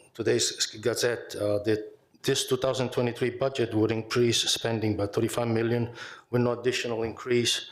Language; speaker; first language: English; non-native, fluent; Italian